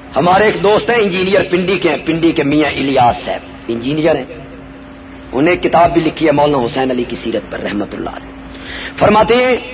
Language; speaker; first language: Urdu; non-native, local second language; Punjabi